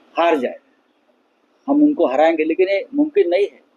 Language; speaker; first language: Hindi; non-native, local second language; Marathi